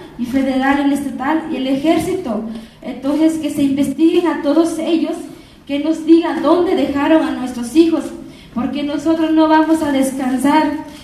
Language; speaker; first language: Spanish; non-native, local second language; Nahuatl languages